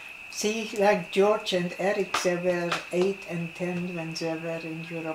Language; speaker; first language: English; non-native, fluent; German